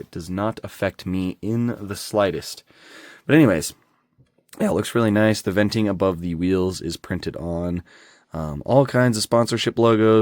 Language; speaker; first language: English; native; English